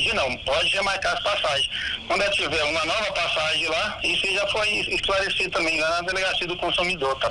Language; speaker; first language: Portuguese; native; Portuguese